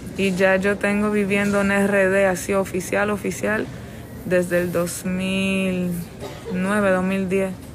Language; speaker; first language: Spanish; non-native, fluent; Romanian